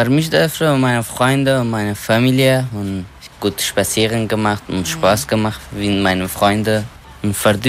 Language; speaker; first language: German; non-native, learner; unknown